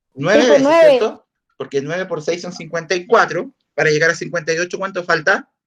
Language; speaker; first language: Spanish; native; Spanish